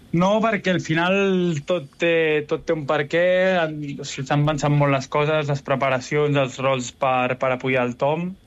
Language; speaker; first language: Catalan; native; Catalan